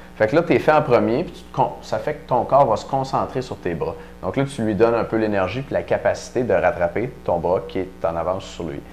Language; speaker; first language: French; native; French